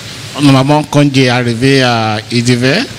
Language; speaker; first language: French; non-native, learner; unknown